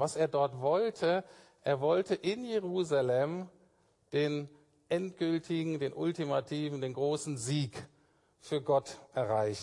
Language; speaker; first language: German; native; German